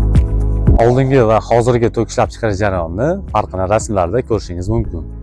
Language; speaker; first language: Uzbek; native; Uzbek